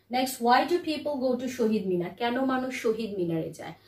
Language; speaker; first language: English; non-native, local second language; Bangla